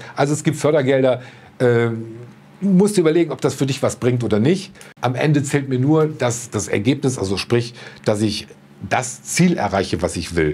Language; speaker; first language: German; native; German